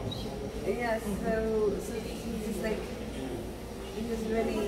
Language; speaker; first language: English; early bilingual, other home language; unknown